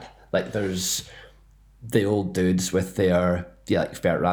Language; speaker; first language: English; native; English